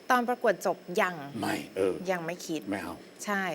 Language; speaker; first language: Thai; native; Thai